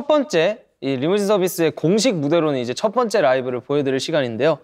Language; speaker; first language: Korean; native; Korean